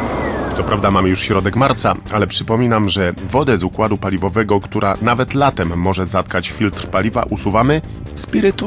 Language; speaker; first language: Polish; native; Polish